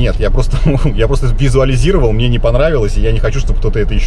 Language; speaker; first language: Russian; native; Russian